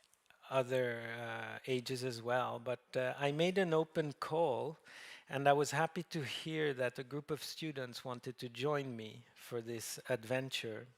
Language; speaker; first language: English; non-native, fluent; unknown